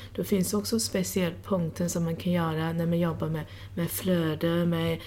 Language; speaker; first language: Swedish; non-native, fluent; Chinese